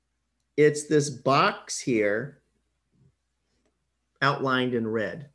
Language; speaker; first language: English; native; English